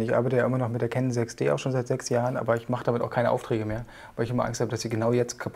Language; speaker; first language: German; native; German